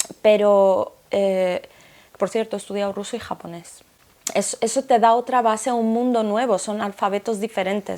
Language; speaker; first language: Spanish; non-native, local second language; Arabic